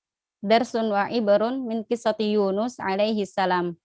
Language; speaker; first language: Arabic; non-native, learner; Indonesian